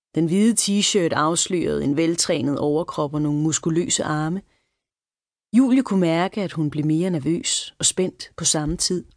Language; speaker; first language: Danish; native; Danish